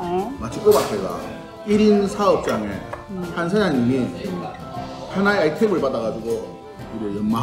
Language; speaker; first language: Korean; native; Korean